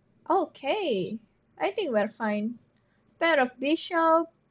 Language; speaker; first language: English; non-native, fluent; Indonesian